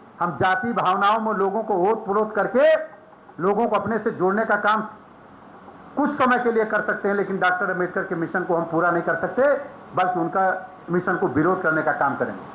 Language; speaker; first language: Hindi; native; Hindi